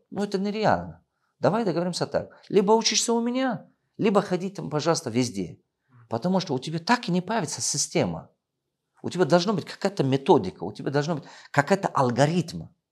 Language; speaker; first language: Russian; non-native, local second language; Tajik